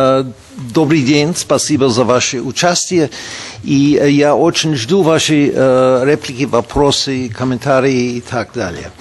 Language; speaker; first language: Russian; non-native, fluent; English